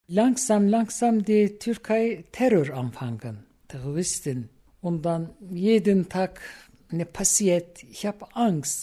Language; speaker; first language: German; non-native, learner; Turkish